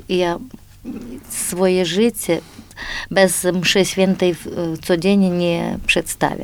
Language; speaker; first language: Polish; non-native, learner; Ukrainian